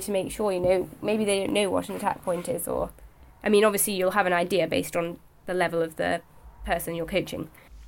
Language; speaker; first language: English; native; English